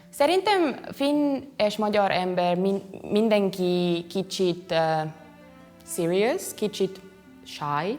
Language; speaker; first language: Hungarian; non-native, learner; Finnish